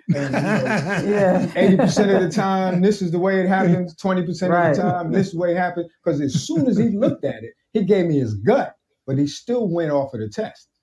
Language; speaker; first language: English; native; English